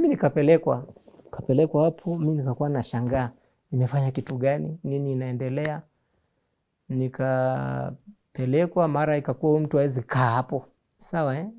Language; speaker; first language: Swahili; native; Swahili